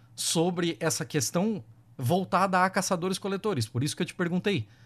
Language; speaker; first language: Portuguese; native; Portuguese